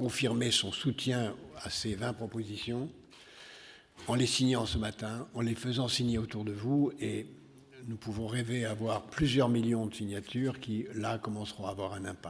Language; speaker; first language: French; native; French